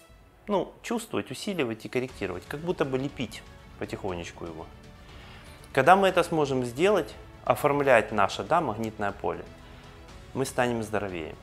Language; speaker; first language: Russian; native; Russian